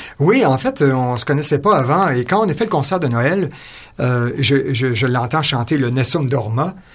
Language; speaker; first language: French; native; French